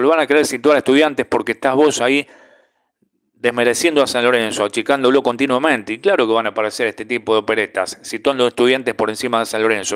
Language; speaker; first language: Spanish; native; Spanish